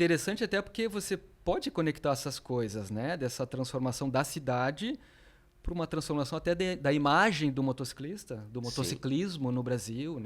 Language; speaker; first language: Portuguese; native; Portuguese